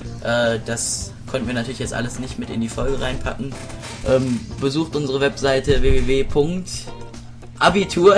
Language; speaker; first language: German; native; German